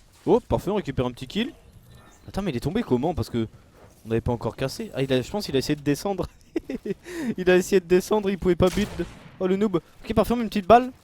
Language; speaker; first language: French; native; French